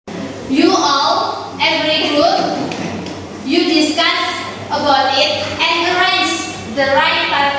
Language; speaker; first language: English; non-native, learner; Indonesian